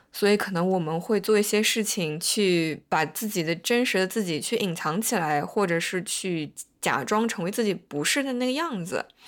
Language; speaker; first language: Chinese; native; Chinese